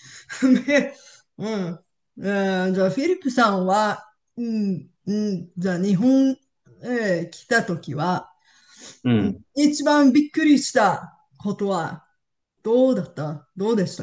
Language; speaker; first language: Japanese; non-native, learner; Bulgarian